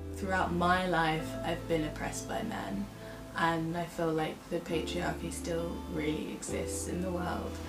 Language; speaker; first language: English; native; English